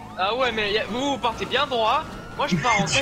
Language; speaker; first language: French; native; French